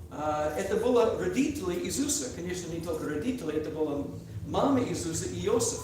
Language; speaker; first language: Russian; non-native, learner; English